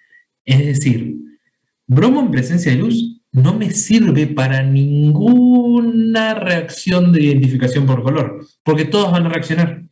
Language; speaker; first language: Spanish; native; Spanish